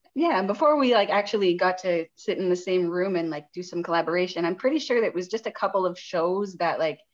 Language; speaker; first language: English; native; English